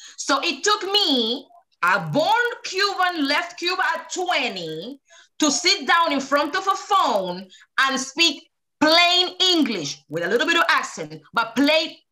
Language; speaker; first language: English; early bilingual, other home language; Spanish